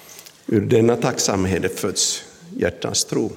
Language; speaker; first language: Swedish; non-native, local second language; Finnish